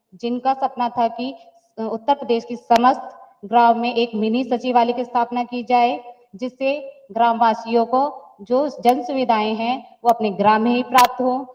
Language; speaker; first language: Hindi; native; Hindi